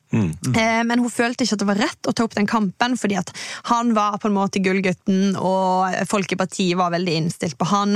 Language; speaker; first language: Norwegian; native; Norwegian